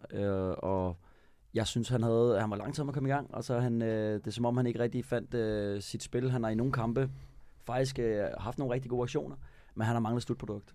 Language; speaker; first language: Danish; native; Danish